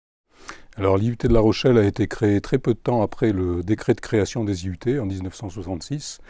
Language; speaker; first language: French; native; French